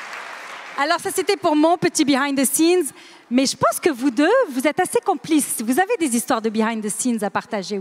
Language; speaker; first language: French; native; French